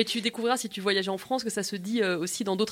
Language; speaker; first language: French; native; French